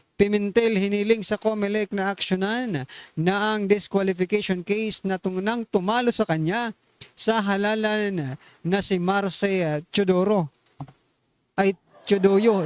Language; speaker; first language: Filipino; non-native, local second language; Waray